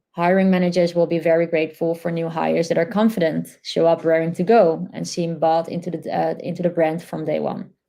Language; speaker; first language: English; non-native, fluent; Dutch